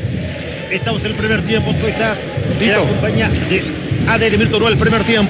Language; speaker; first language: Spanish; native; Spanish